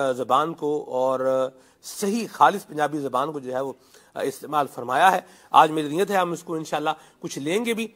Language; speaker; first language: Urdu; non-native, local second language; Punjabi